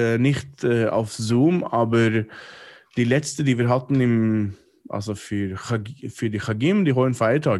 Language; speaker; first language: German; non-native, fluent; English